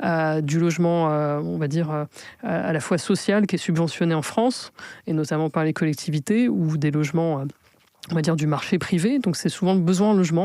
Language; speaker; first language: French; native; French